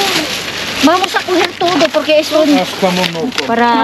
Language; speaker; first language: Spanish; non-native, learner; Filipino